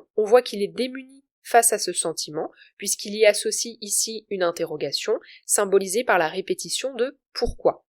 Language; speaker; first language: French; native; French